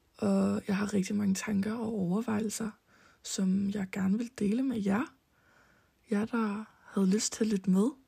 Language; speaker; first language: Danish; early bilingual, heritage; Danish